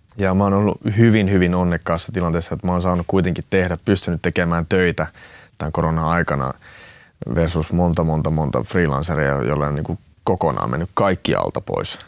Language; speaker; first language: Finnish; non-native, local second language; Swedish